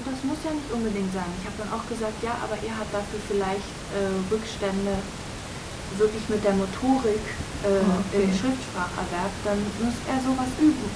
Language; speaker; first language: German; native; German